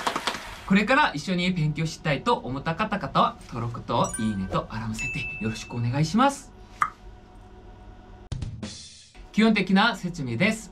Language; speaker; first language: Japanese; non-native, learner; Korean